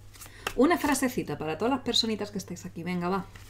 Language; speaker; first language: Spanish; native; Spanish